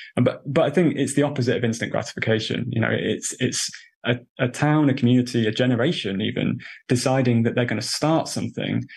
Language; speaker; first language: English; native; English